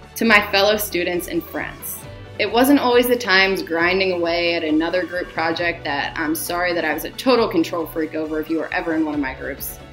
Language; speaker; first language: English; native; English